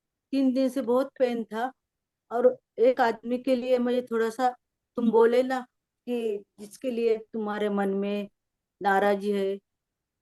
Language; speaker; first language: Hindi; non-native, local second language; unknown